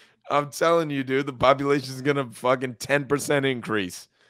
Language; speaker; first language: English; early bilingual, other home language; Spanish